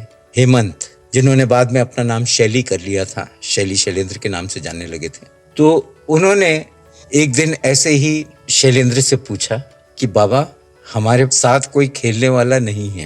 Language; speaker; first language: Hindi; native; Hindi